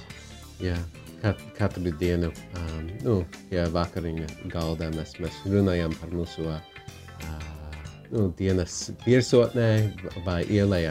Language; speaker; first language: Latvian; non-native, fluent; English